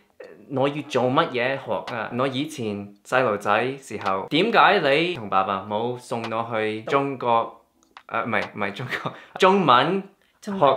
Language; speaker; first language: Cantonese; early bilingual, heritage; English